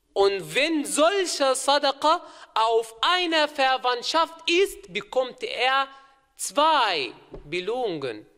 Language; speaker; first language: German; non-native, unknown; Arabic